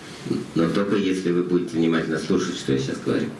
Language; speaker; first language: Russian; native; Russian